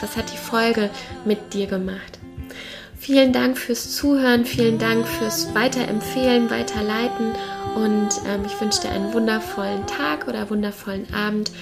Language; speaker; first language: German; native; German